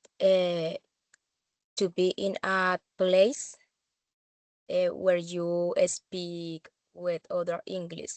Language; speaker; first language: English; non-native, learner; Spanish